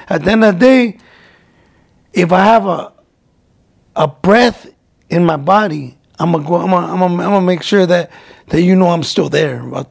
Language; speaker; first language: English; early bilingual, other home language; Spanish